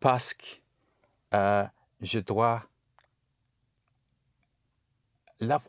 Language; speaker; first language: French; non-native, learner; English